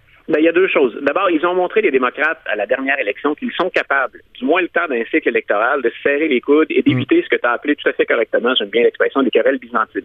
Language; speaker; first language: French; native; French